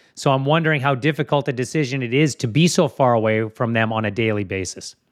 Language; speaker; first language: English; native; English